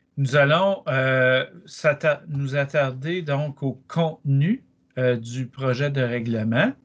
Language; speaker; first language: French; native; French